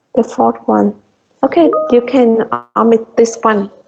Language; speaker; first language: English; non-native, fluent; Vietnamese